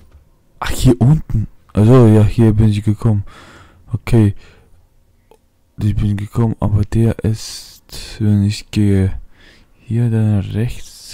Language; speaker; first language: German; non-native, fluent; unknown